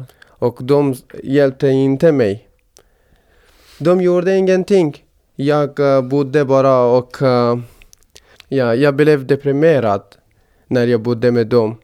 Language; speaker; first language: Swedish; non-native, fluent; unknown